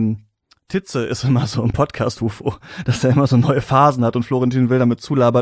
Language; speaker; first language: German; native; German